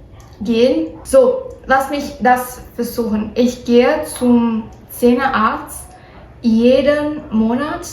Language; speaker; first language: German; non-native, learner; Portuguese